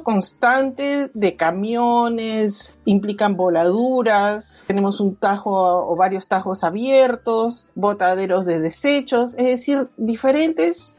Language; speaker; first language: Spanish; native; Spanish